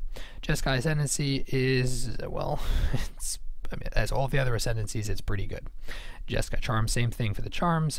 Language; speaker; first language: English; native; English